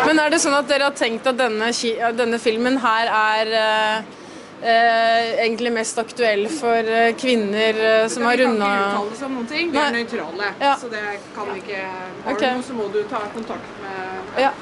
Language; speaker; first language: Norwegian; native; Norwegian